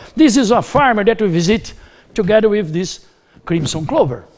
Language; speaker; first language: English; non-native, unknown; Portuguese